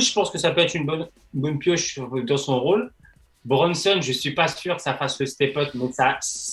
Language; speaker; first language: French; native; French